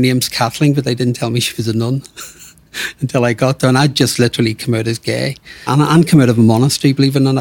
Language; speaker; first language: English; native; English